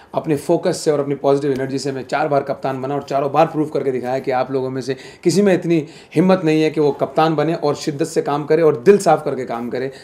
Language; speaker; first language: Hindi; native; Hindi